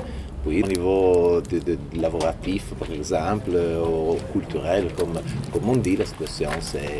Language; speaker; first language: French; non-native, fluent; Italian